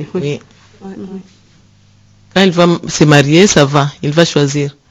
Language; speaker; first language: French; non-native, learner; Rundi